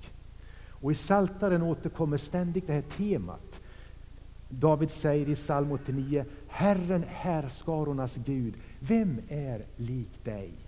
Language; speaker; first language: Swedish; native; Swedish